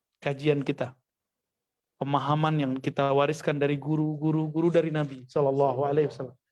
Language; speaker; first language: Indonesian; non-native, local second language; Minangkabau